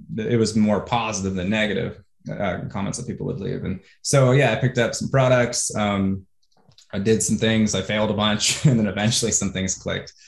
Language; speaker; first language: English; native; English